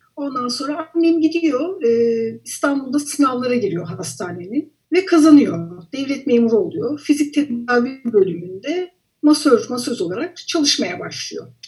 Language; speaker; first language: Turkish; native; Turkish